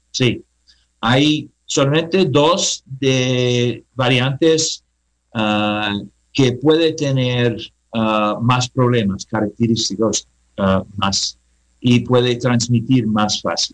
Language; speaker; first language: Spanish; non-native, learner; English